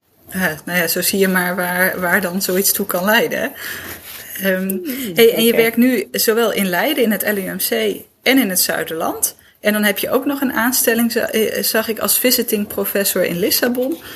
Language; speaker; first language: Dutch; native; Dutch